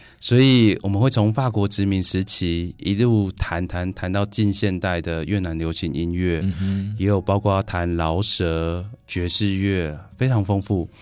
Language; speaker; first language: Chinese; native; Chinese